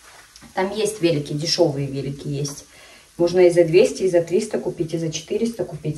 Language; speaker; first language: Russian; native; Russian